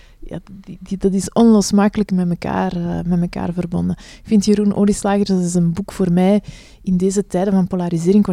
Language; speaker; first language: Dutch; native; Dutch